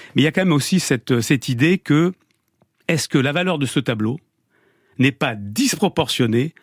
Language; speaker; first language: French; native; French